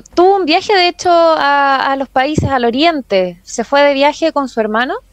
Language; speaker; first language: Spanish; native; Spanish